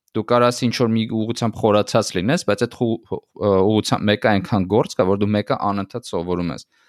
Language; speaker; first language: Armenian; native; Armenian